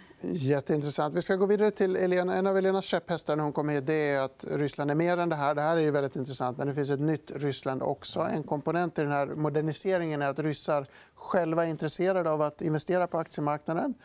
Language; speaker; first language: Swedish; native; Swedish